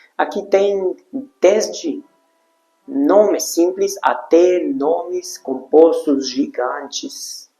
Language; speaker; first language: Portuguese; non-native, fluent; Hungarian